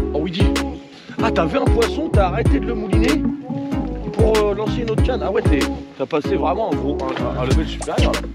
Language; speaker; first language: French; native; French